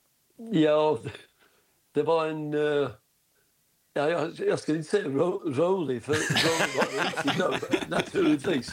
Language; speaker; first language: Swedish; non-native, fluent; English